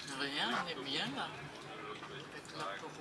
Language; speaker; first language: French; non-native, fluent; German